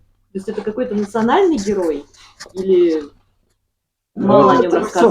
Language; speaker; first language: Russian; native; Russian